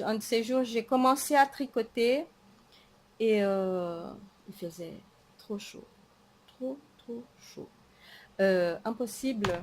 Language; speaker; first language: French; non-native, fluent; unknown